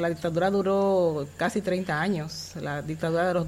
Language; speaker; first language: Spanish; native; Spanish